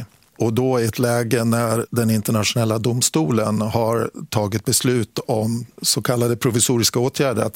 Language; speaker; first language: Swedish; native; Swedish